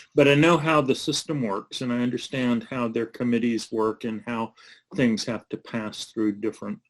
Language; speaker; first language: English; native; English